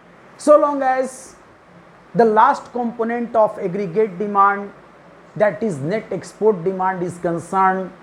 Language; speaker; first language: English; non-native, local second language; Hindi